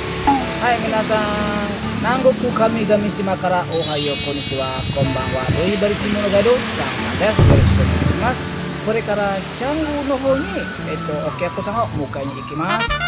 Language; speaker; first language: Japanese; non-native, fluent; Indonesian